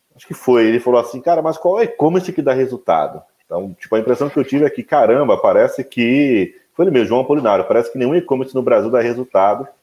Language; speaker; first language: Portuguese; native; Portuguese